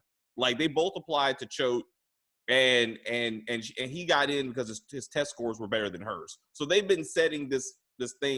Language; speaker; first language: English; native; English